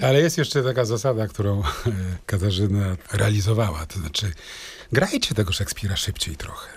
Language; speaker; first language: Polish; native; Polish